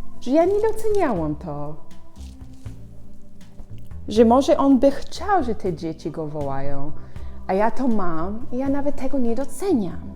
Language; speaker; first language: Polish; non-native, learner; English